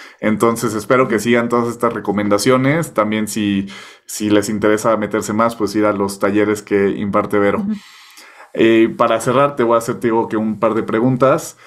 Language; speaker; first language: Spanish; native; Spanish